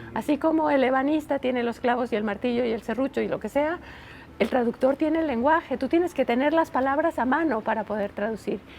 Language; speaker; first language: Spanish; native; Spanish